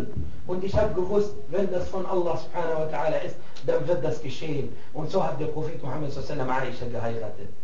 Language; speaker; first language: German; non-native, fluent; Arabic